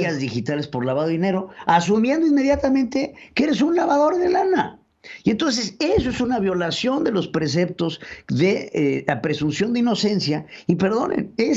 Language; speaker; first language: Spanish; native; Spanish